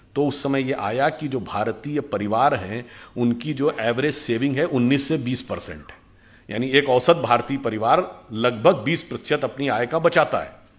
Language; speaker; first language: Hindi; native; Hindi